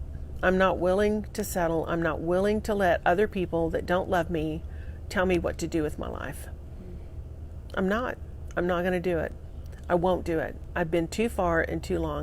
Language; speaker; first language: English; native; English